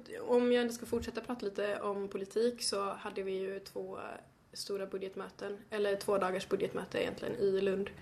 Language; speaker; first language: Swedish; native; Swedish